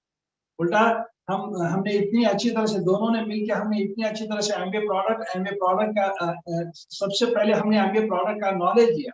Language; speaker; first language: Hindi; native; Hindi